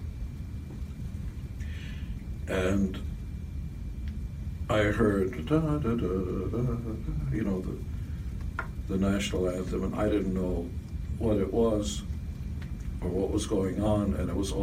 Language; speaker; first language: English; non-native, fluent; Hebrew